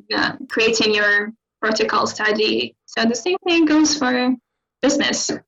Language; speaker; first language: English; non-native, fluent; Arabic